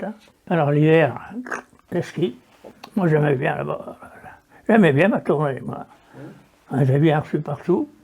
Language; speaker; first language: French; native; French